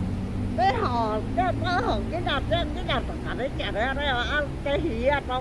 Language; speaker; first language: Chinese; native; Chinese